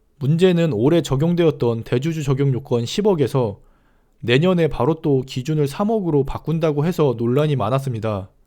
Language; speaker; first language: Korean; native; Korean